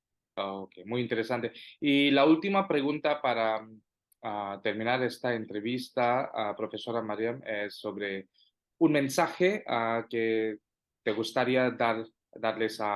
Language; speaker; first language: Spanish; non-native, fluent; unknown